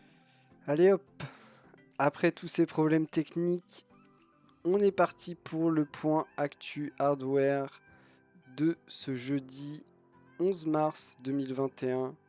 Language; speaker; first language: French; native; French